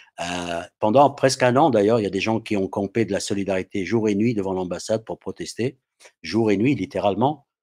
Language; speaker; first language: French; non-native, fluent; English